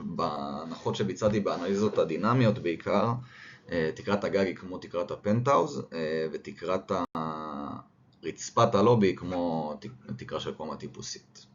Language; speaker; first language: Hebrew; native; Hebrew